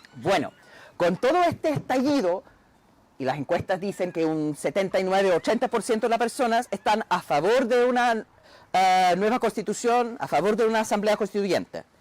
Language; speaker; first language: Spanish; non-native, fluent; English